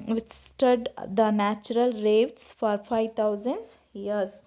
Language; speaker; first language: English; non-native, local second language; Kannada